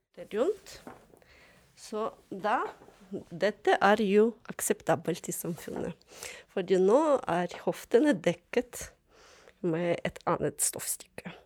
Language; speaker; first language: Norwegian; non-native, fluent; Ukrainian